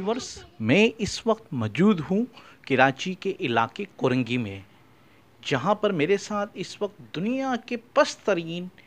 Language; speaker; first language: Urdu; native; Urdu